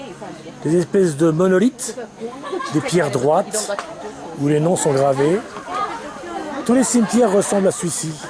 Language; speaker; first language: French; native; French